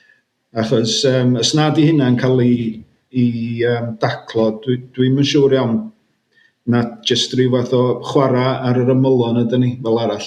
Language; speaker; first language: Welsh; native; Welsh